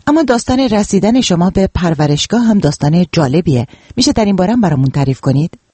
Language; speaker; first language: Persian; native; Persian